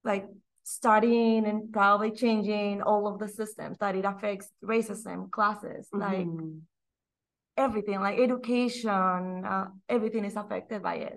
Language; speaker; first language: English; non-native, fluent; Spanish